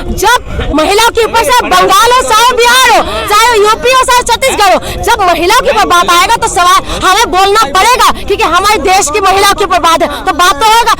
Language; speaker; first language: Hindi; non-native, local second language; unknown